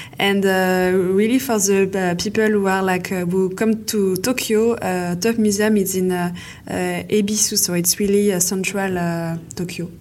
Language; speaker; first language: English; non-native, fluent; French